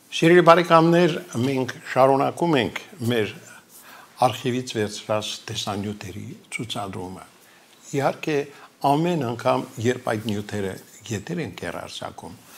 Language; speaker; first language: Armenian; native; Armenian